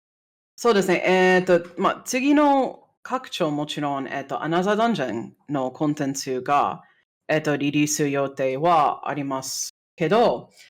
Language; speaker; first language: Japanese; non-native, fluent; English